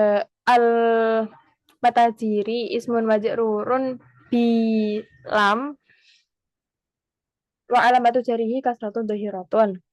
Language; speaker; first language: Arabic; non-native, learner; Indonesian